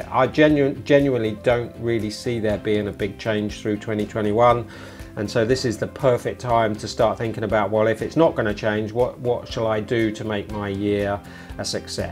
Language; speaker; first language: English; native; English